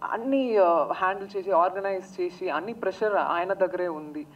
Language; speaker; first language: Telugu; non-native, learner; Tamil